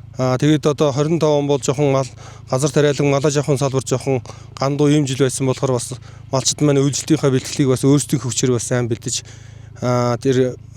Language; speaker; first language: Mongolian; native; Mongolian